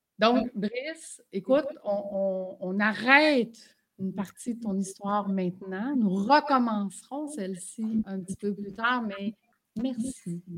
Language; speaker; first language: French; native; French